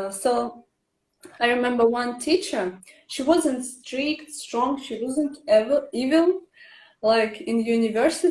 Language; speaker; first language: English; non-native, learner; Russian